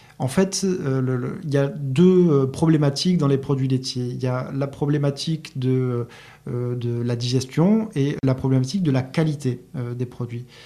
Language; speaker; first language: French; native; French